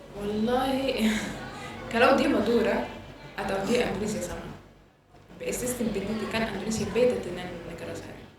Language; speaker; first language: Indonesian; non-native, learner; Arabic